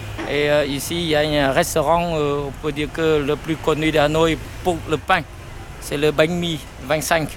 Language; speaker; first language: French; non-native, learner; Vietnamese